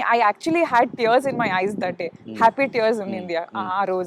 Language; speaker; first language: Telugu; non-native, learner; Kannada